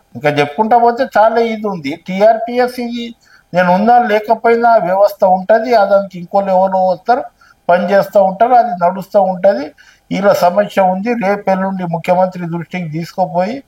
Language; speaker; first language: Telugu; non-native, local second language; Lambadi